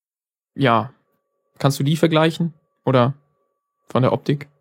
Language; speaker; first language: German; native; German